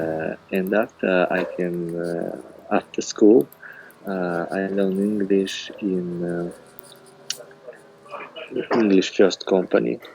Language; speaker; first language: English; non-native, learner; Russian